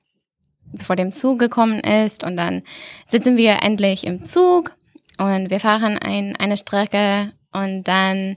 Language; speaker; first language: German; non-native, fluent; English